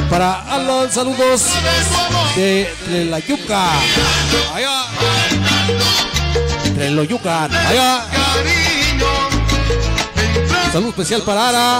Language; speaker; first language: Spanish; native; Spanish